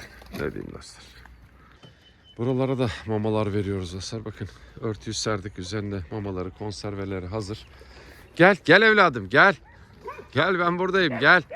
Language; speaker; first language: Turkish; native; Turkish